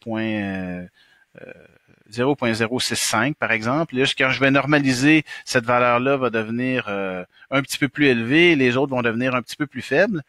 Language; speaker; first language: French; native; French